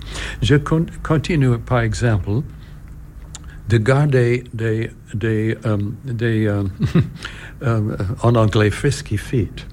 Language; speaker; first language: French; non-native, learner; English